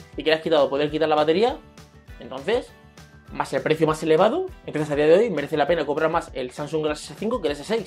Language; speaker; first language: Spanish; native; Spanish